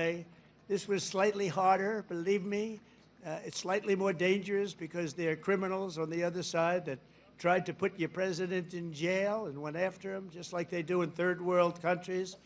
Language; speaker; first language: English; native; English